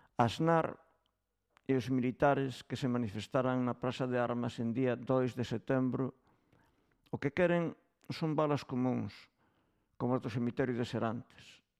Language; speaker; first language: Galician; native; Galician